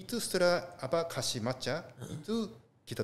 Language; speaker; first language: Indonesian; non-native, learner; Japanese